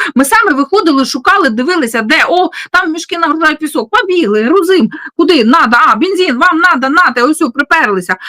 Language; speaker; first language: Ukrainian; non-native, local second language; Russian